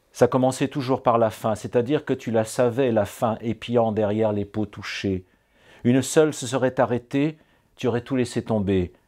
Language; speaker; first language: French; native; French